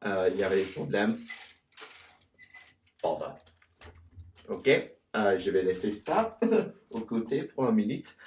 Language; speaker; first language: French; non-native, learner; English